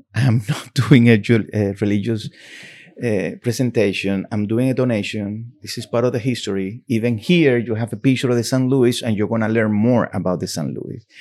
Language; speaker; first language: English; non-native, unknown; Spanish